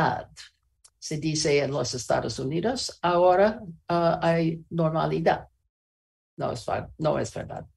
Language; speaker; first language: Spanish; non-native, learner; English